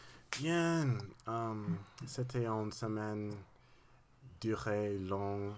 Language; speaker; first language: French; non-native, learner; English